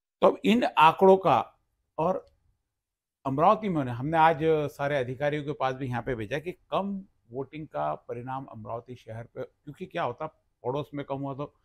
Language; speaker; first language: Hindi; non-native, local second language; Marathi